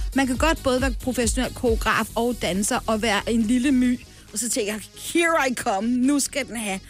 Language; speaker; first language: Danish; early bilingual, other home language; English